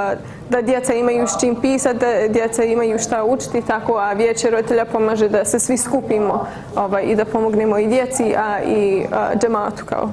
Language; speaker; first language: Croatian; early bilingual, heritage; English